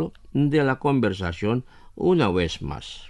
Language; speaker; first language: Spanish; non-native, fluent; Indonesian